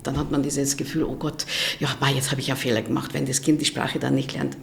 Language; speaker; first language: German; non-native, fluent; Hungarian